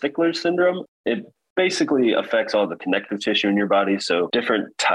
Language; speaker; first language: English; native; English